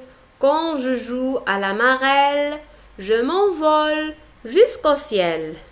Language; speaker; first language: French; non-native, local second language; Arabic